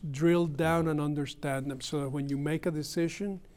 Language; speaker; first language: English; early bilingual, other home language; Spanish